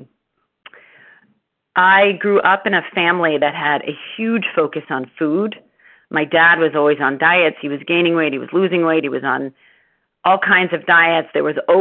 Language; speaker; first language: English; native; English